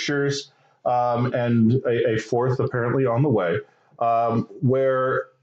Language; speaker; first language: English; native; English